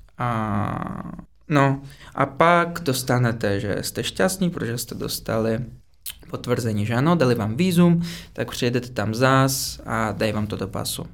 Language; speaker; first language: Czech; non-native, fluent; Russian